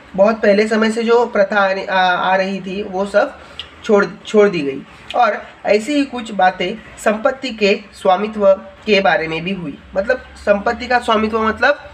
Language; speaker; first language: Hindi; non-native, local second language; Marathi